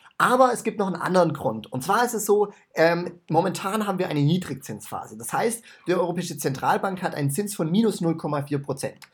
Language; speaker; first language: German; native; German